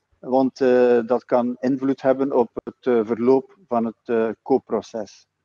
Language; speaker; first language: Dutch; native; Dutch